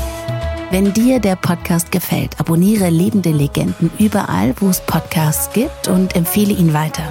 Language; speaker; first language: German; native; German